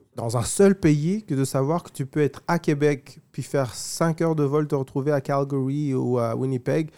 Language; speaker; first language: French; non-native, local second language; Kinyarwanda